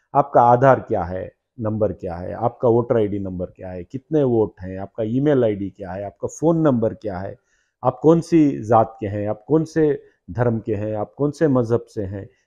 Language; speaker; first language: Hindi; non-native, local second language; Urdu